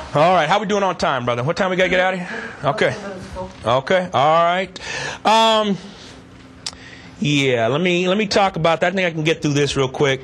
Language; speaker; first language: English; native; English